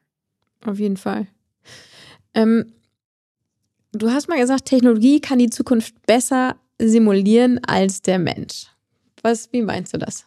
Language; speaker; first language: German; native; German